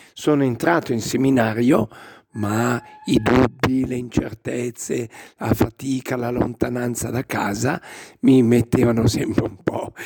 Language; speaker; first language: Italian; native; Italian